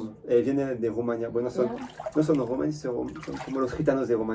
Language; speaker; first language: Spanish; native; Spanish